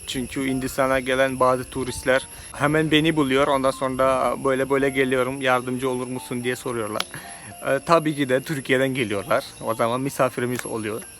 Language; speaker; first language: Turkish; non-native, fluent; Malayalam